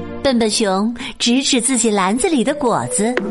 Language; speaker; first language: Chinese; native; Chinese